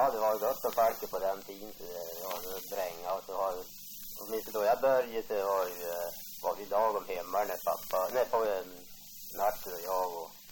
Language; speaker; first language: Swedish; native; Swedish